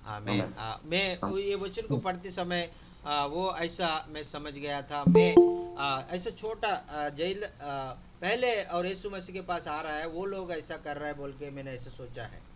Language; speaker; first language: Hindi; non-native, local second language; Telugu